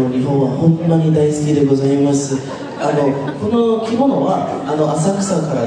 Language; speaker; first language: Japanese; non-native, learner; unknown